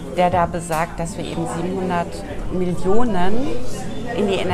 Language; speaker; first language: German; native; German